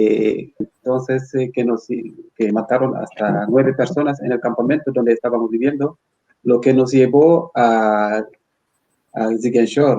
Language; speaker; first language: Spanish; non-native, fluent; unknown